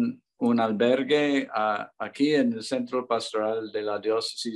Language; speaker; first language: Spanish; non-native, learner; English